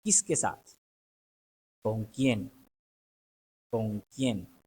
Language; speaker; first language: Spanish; non-native, fluent; Urdu